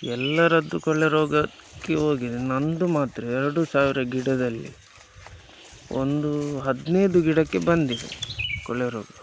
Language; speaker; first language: Kannada; non-native, local second language; Tulu